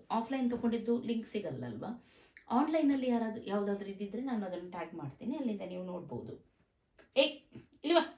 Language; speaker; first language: Kannada; native; Kannada